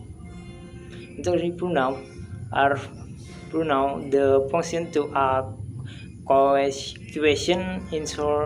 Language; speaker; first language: English; non-native, learner; Indonesian